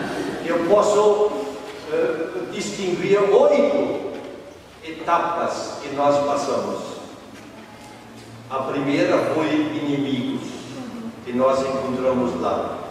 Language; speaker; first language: Portuguese; non-native, fluent; German